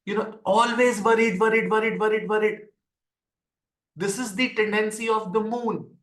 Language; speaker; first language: English; non-native, local second language; Hindi